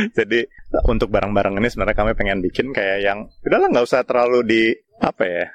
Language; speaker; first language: Indonesian; native; Indonesian